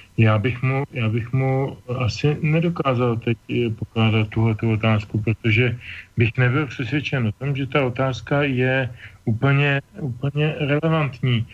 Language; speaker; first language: Czech; native; Czech